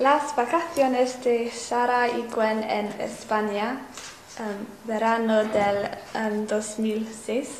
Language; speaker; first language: Spanish; non-native, learner; English